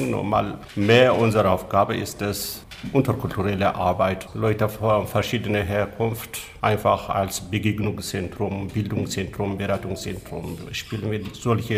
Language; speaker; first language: German; non-native, learner; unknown